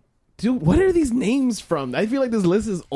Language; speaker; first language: English; native; English